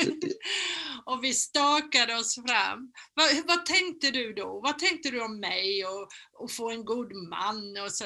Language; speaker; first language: Swedish; native; Swedish